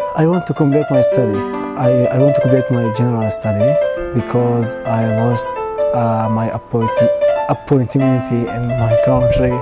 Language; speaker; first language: English; non-native, learner; Arabic